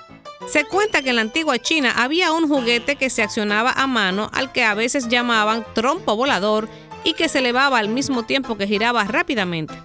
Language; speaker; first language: Spanish; native; Spanish